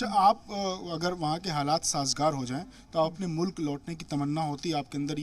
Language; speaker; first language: Hindi; native; Hindi